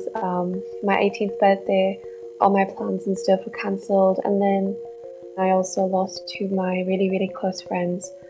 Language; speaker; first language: English; native; English